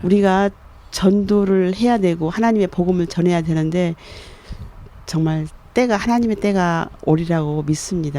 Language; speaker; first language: Korean; native; Korean